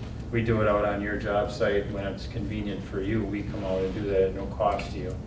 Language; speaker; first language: English; native; English